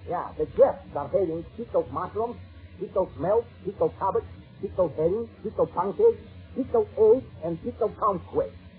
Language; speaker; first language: English; non-native, fluent; Russian